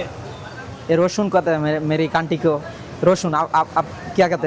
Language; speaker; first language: Hindi; non-native, learner; Bangla